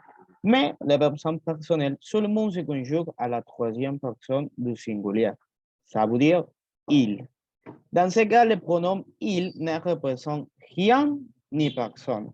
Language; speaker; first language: French; non-native, learner; Spanish